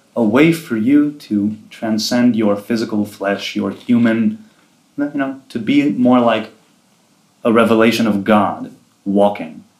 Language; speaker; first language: English; early bilingual, other home language; Hebrew